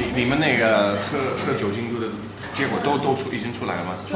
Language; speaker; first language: Chinese; non-native, fluent; English